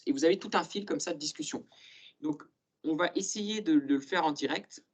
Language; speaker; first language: French; native; French